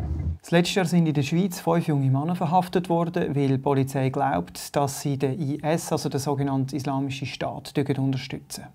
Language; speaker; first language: German; native; German